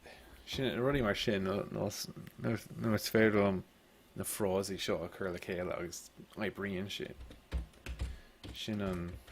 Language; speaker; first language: Irish; non-native, local second language; English